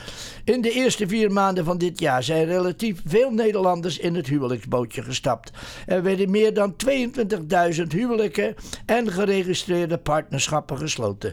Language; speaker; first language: Dutch; native; Dutch